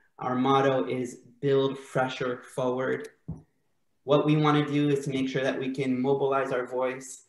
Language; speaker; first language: English; native; English